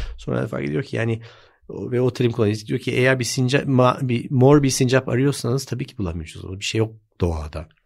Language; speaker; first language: Turkish; early bilingual, heritage; Turkish